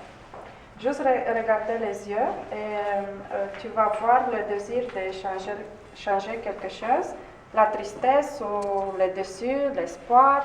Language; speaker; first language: French; non-native, learner; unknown